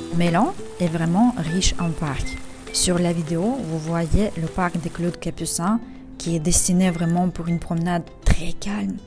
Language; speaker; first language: French; non-native, fluent; Russian